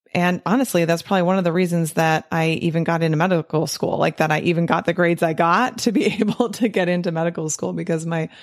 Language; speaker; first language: English; native; English